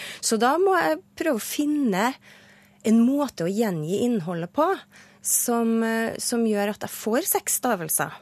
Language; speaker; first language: Norwegian; native; Norwegian